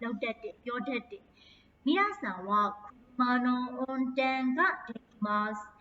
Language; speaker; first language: Japanese; non-native, fluent; Burmese